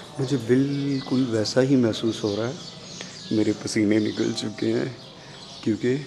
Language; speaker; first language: Urdu; non-native, local second language; Punjabi